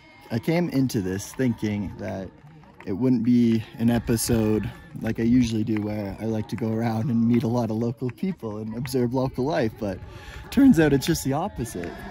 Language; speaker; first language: English; native; English